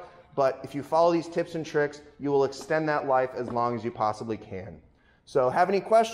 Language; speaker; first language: English; native; English